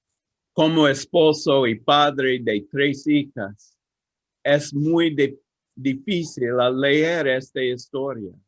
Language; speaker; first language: Spanish; non-native, learner; English